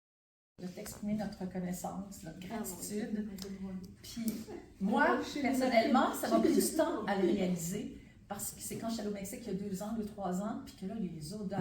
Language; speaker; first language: French; native; French